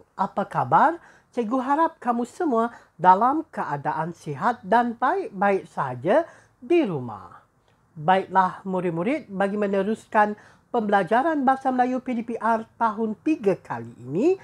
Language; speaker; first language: Malay; native; Malay